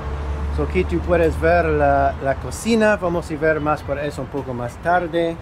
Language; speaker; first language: Spanish; non-native, learner; English